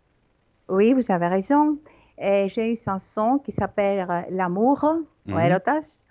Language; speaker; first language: French; non-native, learner; Greek